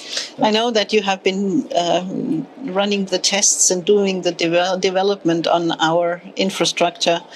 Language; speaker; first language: English; non-native, fluent; German